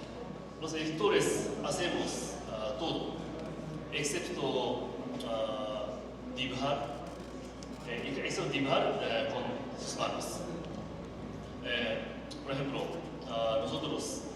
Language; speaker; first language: Spanish; non-native, learner; Japanese